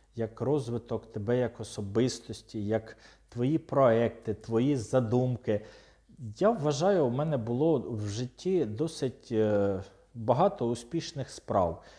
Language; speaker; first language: Ukrainian; non-native, local second language; Russian